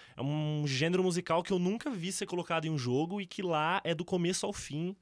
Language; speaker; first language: Portuguese; native; Portuguese